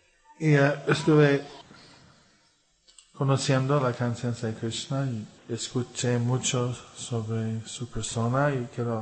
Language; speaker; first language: Spanish; non-native, fluent; English